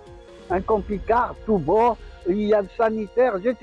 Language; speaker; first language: French; non-native, local second language; Arabic